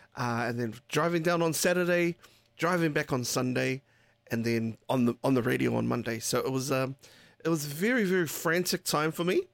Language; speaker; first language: English; native; English